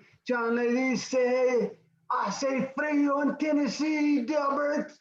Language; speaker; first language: Spanish; non-native, fluent; English